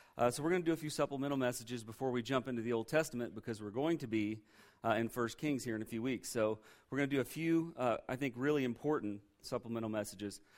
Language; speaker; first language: English; native; English